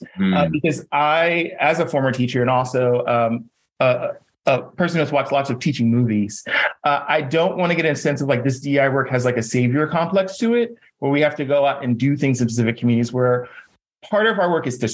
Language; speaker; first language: English; native; English